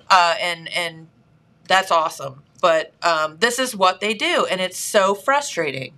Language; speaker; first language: English; native; English